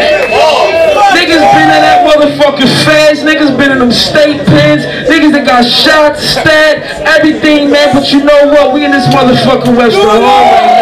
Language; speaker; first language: English; native; English